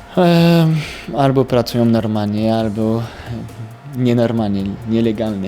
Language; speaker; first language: Polish; early bilingual, heritage; French